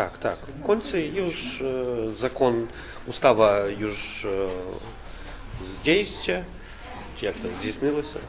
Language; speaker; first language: Polish; non-native, learner; Ukrainian